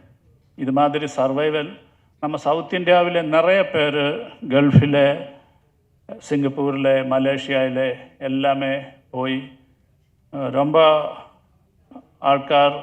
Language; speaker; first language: Tamil; non-native, learner; Malayalam